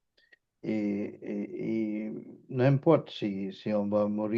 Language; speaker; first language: French; non-native, fluent; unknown